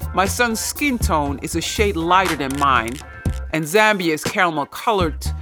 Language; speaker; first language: English; non-native, fluent; Dutch